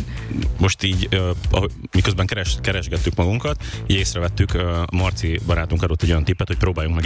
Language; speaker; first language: Hungarian; native; Hungarian